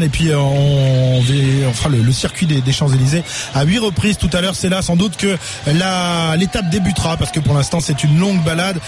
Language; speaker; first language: French; native; French